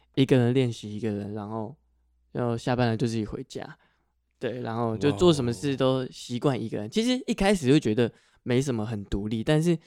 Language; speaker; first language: Chinese; non-native, local second language; Hakka Chinese